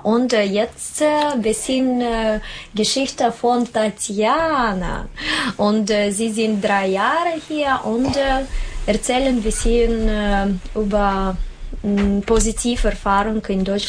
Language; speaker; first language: German; non-native, learner; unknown